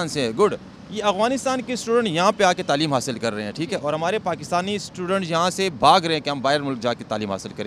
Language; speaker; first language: Urdu; native; Urdu